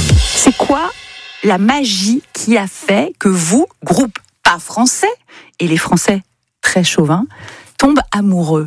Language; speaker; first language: French; native; French